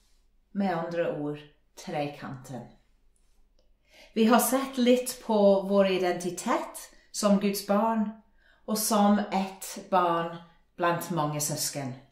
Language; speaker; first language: Norwegian; non-native, fluent; English